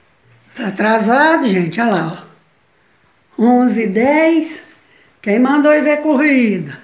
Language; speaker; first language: Portuguese; native; Portuguese